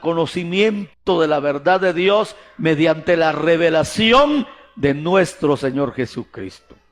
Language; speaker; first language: Spanish; native; Spanish